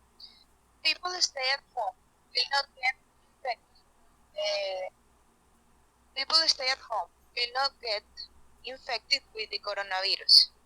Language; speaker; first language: English; non-native, learner; Spanish